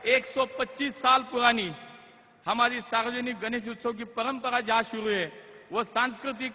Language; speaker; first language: Hindi; non-native, local second language; Marathi